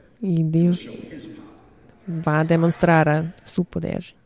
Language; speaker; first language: Spanish; non-native, learner; English